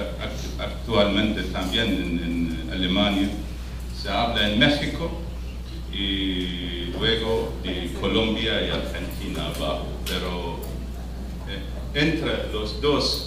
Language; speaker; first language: Spanish; non-native, fluent; Arabic